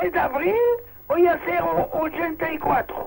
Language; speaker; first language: Spanish; non-native, local second language; Catalan